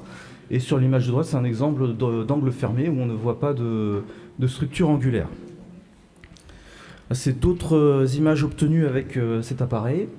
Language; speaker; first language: French; native; French